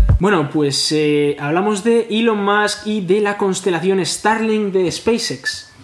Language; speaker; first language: Spanish; native; Spanish